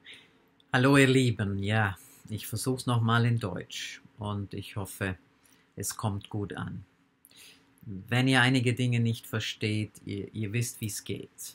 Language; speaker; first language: German; non-native, fluent; English